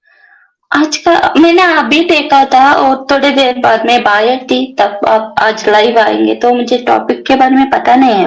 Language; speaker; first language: Hindi; non-native, local second language; Kannada